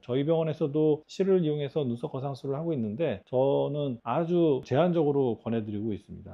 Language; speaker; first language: Korean; native; Korean